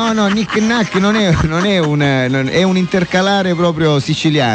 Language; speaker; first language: Italian; native; Italian